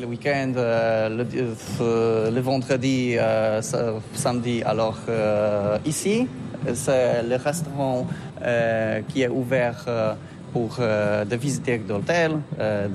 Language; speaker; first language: French; non-native, learner; Polish